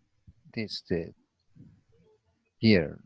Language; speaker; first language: English; non-native, learner; Spanish